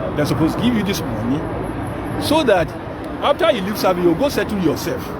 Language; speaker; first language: Nigerian Pidgin; non-native, local second language; Yoruba